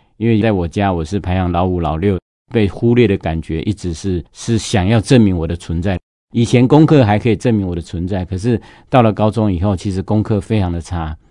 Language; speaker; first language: Chinese; non-native, local second language; Hakka Chinese